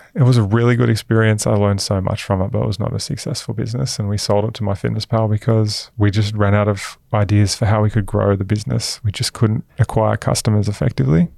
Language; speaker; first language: English; native; English